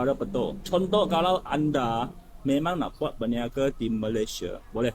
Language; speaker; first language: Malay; non-native, local second language; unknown